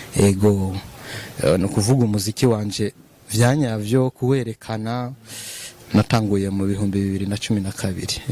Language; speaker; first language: Rundi; early bilingual, heritage; Rundi